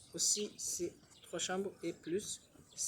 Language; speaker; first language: French; non-native, fluent; Japanese